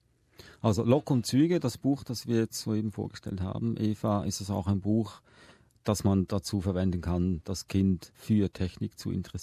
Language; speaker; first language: German; native; German